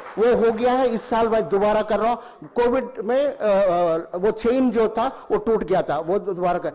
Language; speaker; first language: Hindi; non-native, local second language; Tamil